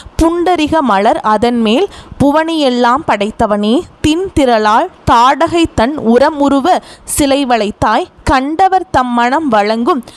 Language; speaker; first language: Tamil; native; Tamil